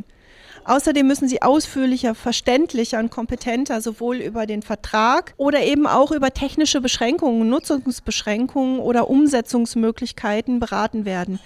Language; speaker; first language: German; native; German